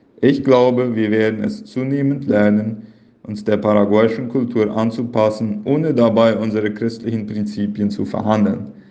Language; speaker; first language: German; early bilingual, heritage; Plautdietsch